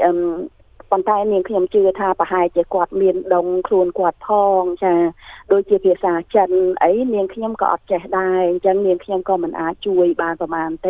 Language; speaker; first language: Khmer; native; Khmer